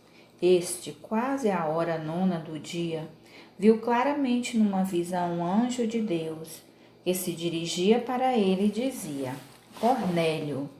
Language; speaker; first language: Portuguese; native; Portuguese